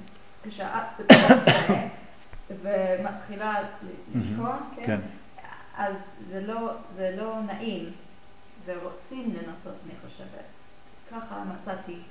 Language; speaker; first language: Hebrew; non-native, learner; English